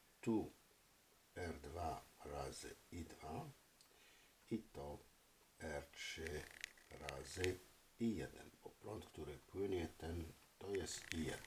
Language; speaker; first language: Polish; non-native, fluent; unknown